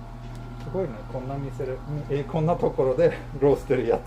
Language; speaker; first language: Japanese; non-native, fluent; Swedish